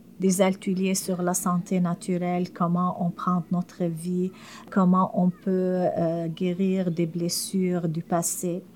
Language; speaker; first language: French; non-native, fluent; Arabic